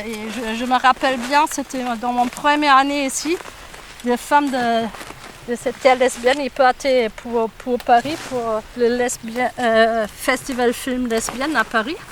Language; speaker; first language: French; non-native, fluent; German